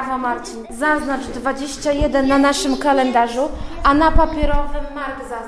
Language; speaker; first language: Polish; native; Polish